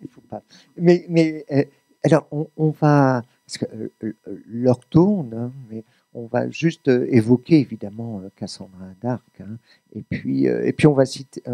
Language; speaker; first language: French; native; French